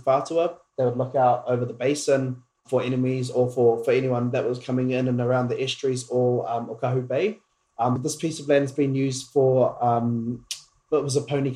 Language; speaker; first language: English; native; English